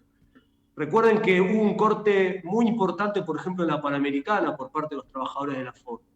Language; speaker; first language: Spanish; native; Spanish